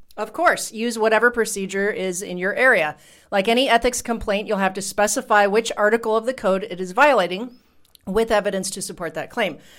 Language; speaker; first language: English; native; English